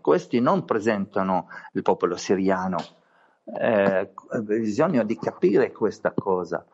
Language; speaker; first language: Italian; non-native, fluent; Arabic